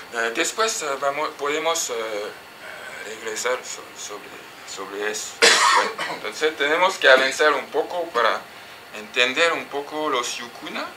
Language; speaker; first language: Spanish; non-native, fluent; French